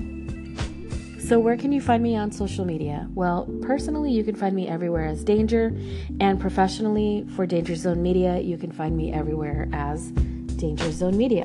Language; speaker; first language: English; native; English